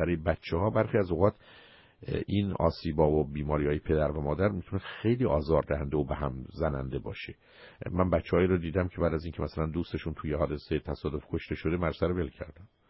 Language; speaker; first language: Persian; native; Persian